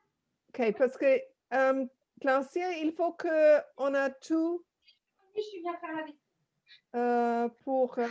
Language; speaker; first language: French; non-native, fluent; English